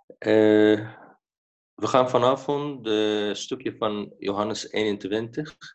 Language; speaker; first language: Dutch; non-native, fluent; Arabic